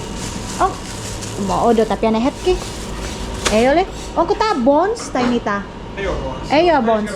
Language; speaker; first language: Finnish; non-native, learner; Cebuano